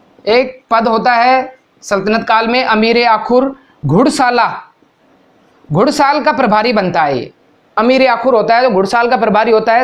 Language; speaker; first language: Hindi; native; Hindi